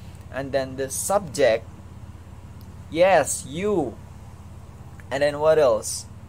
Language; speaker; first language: English; non-native, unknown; Indonesian